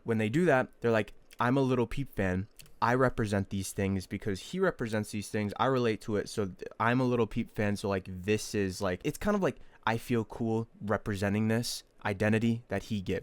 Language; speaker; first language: English; native; English